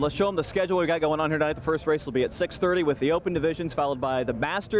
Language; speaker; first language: English; native; English